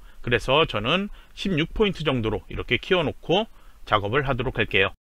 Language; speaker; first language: Korean; native; Korean